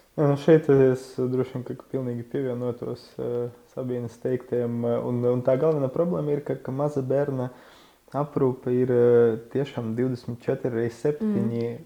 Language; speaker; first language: Latvian; non-native, local second language; Russian